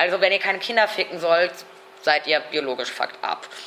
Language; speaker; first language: German; native; German